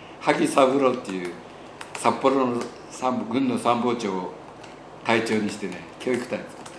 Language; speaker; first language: Japanese; native; Japanese